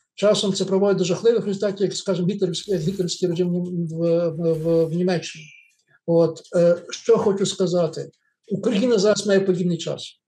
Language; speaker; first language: Ukrainian; native; Ukrainian